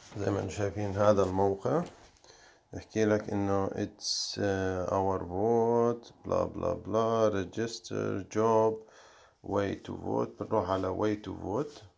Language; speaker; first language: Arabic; native; Arabic